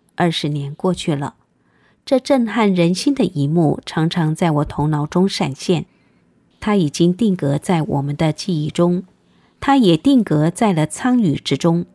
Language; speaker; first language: Chinese; native; Chinese